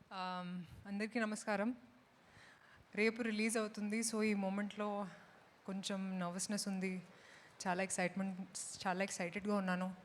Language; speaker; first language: Telugu; non-native, local second language; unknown